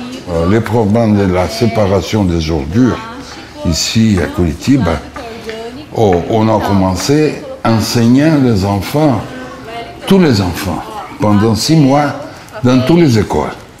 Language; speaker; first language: French; non-native, fluent; Portuguese